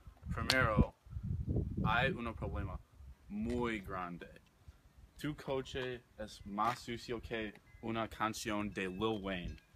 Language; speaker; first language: Spanish; non-native, learner; English